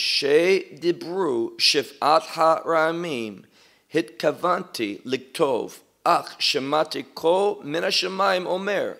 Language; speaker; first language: Hebrew; non-native, fluent; English